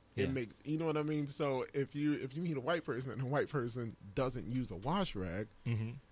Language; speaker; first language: English; native; English